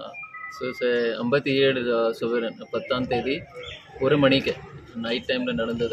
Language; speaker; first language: Tamil; non-native, fluent; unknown